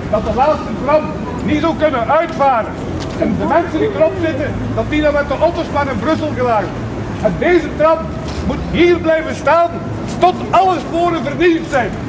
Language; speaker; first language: Dutch; native; Dutch